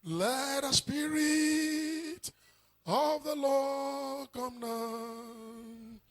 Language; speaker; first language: English; non-native, local second language; Yoruba